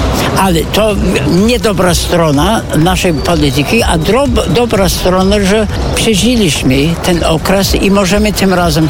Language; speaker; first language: Polish; non-native, fluent; English